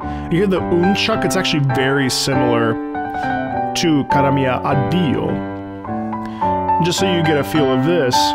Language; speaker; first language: English; native; English